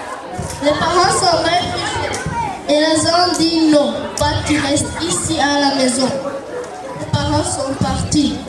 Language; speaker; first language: French; non-native, learner; Kinyarwanda